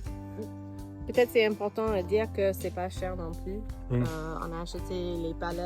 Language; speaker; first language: French; non-native, fluent; English